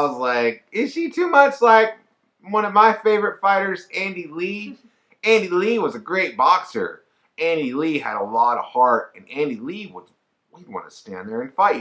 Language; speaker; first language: English; native; English